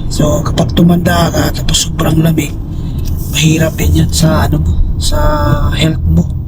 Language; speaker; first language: Filipino; non-native, local second language; Cebuano